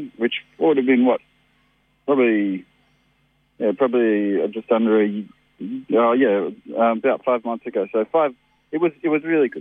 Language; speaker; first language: English; native; English